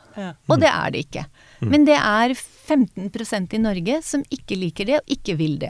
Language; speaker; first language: Norwegian; non-native, fluent; Hebrew